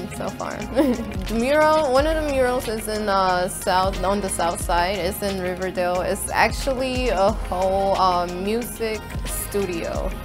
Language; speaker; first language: English; native; English